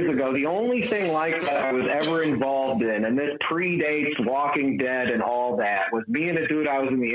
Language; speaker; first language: English; native; English